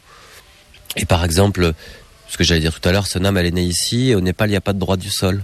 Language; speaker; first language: French; native; French